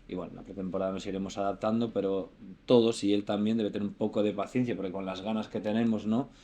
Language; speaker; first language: Spanish; native; Spanish